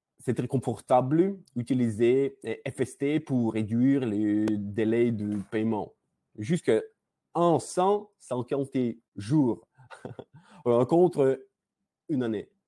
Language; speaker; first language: French; non-native, learner; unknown